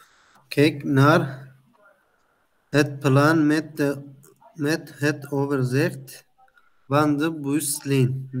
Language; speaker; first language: Dutch; non-native, learner; Turkish